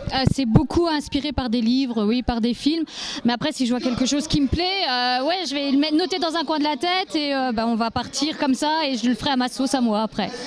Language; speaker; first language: French; native; French